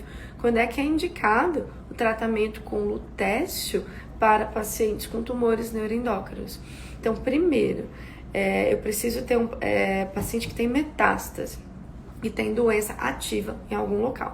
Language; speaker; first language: Portuguese; native; Portuguese